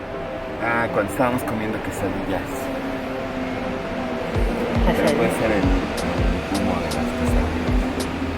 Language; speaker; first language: Spanish; native; Spanish